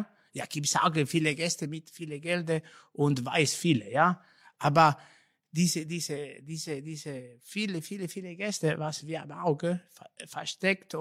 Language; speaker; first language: German; non-native, learner; Italian